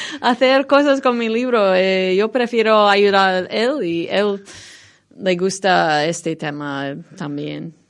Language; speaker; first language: Spanish; non-native, learner; English